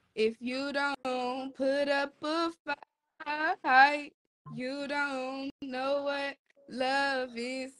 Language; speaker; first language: English; native; English